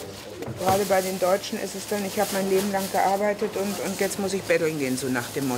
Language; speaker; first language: German; native; German